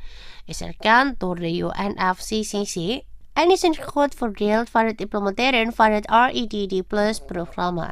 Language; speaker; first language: Dutch; non-native, fluent; Indonesian